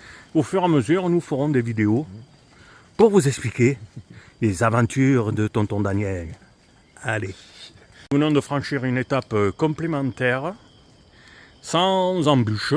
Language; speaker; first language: French; native; French